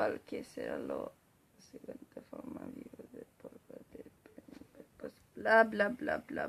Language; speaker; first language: Spanish; non-native, learner; Swedish